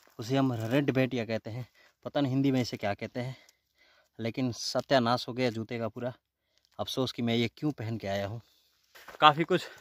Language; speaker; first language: Hindi; non-native, local second language; Kachhi